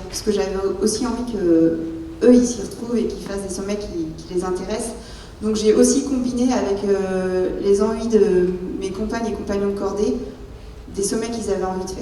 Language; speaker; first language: French; native; French